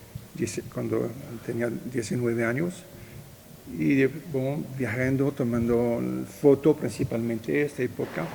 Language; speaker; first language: Spanish; non-native, fluent; French